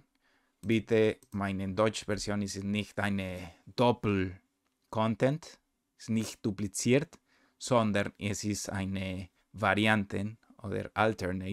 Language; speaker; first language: German; non-native, learner; Spanish